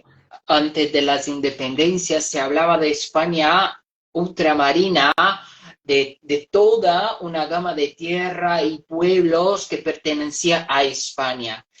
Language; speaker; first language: Spanish; non-native, fluent; Portuguese